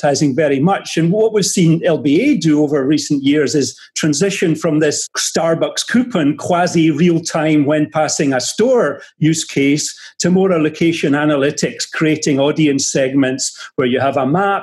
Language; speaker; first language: English; native; English